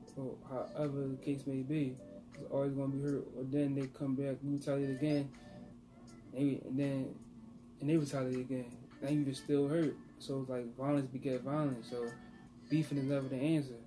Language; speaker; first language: English; native; English